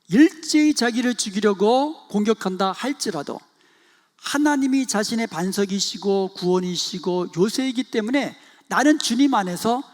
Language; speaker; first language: Korean; native; Korean